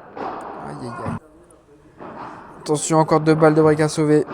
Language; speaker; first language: French; native; French